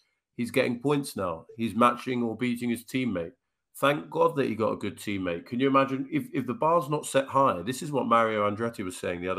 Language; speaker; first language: English; native; English